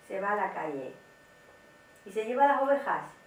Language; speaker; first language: Spanish; native; Spanish